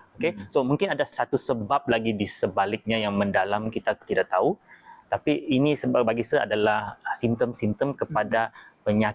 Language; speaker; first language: Malay; native; Malay